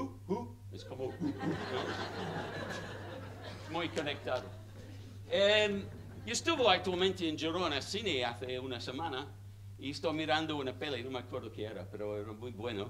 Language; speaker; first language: Spanish; non-native, fluent; English